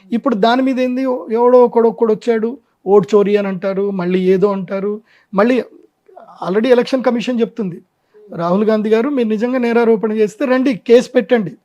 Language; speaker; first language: Telugu; non-native, local second language; Marwari